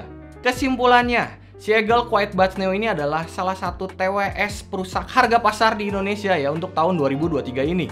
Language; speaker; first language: Indonesian; native; Indonesian